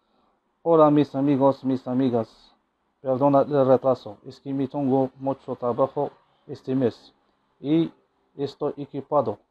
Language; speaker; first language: Spanish; non-native, learner; Arabic